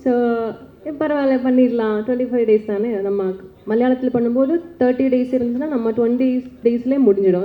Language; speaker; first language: Tamil; non-native, learner; Malayalam